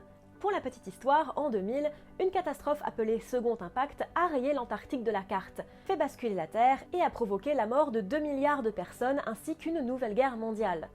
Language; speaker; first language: French; native; French